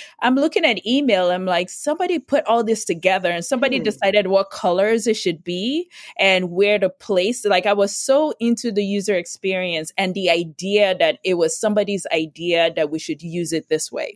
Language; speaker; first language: English; non-native, local second language; Yoruba